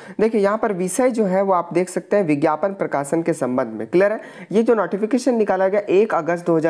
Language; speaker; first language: Hindi; native; Hindi